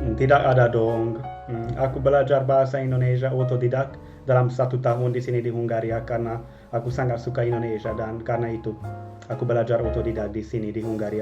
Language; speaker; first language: Indonesian; non-native, fluent; Hungarian